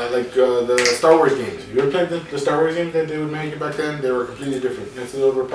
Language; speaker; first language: English; native; English